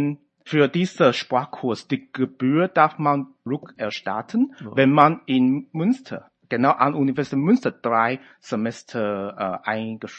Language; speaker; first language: German; non-native, fluent; Chinese